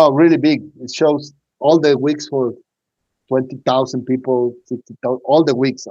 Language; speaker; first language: English; non-native, learner; Spanish